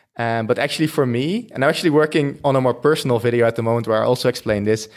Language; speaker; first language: English; non-native, fluent; Dutch